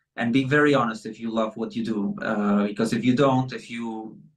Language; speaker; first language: English; non-native, fluent; Spanish